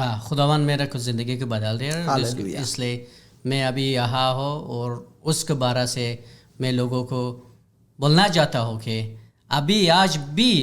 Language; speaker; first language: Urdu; non-native, learner; Hazaragi